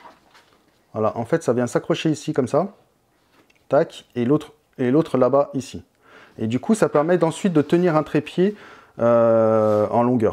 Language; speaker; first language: French; native; French